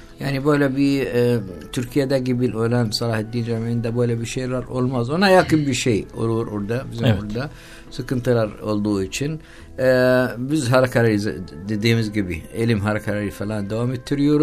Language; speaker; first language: Turkish; non-native, learner; Arabic